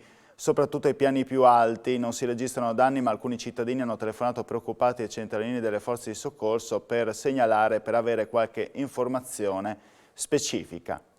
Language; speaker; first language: Italian; native; Italian